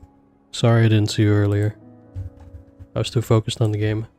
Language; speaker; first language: English; native; English